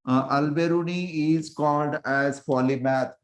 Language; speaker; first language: English; non-native, local second language; Marathi